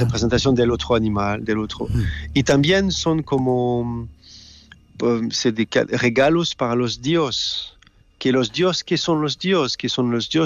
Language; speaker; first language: Spanish; non-native, learner; French